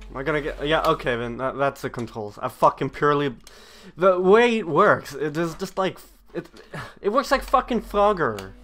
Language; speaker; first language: English; native; English